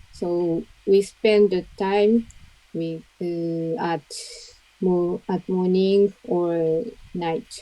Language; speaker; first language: English; non-native, learner; Japanese